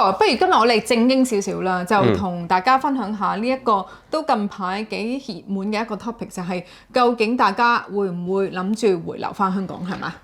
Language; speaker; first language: Cantonese; native; Cantonese